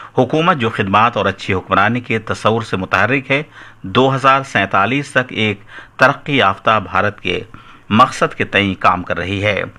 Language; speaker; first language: Urdu; native; Urdu